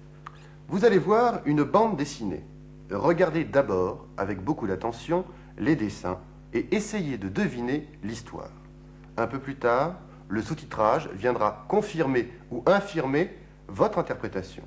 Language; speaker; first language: French; native; French